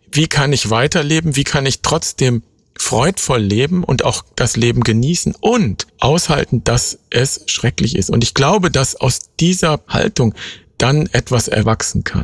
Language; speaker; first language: German; native; German